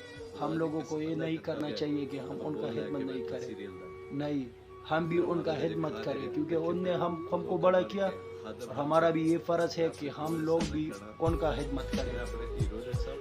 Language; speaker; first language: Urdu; non-native, local second language; Pashto